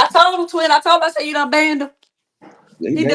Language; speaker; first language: English; native; English